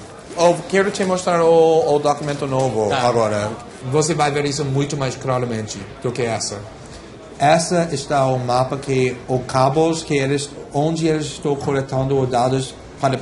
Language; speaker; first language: Portuguese; non-native, fluent; English